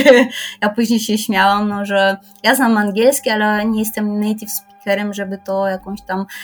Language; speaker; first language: Polish; non-native, fluent; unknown